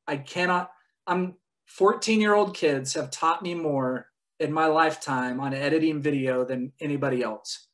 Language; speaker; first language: English; native; English